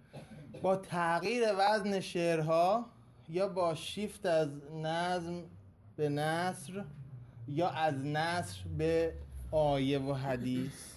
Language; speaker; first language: Persian; native; Persian